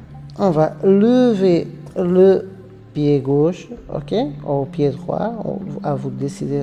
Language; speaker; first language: French; non-native, fluent; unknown